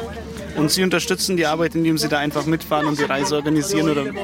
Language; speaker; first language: German; native; German